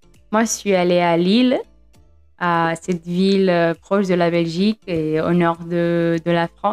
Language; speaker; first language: French; non-native, fluent; Spanish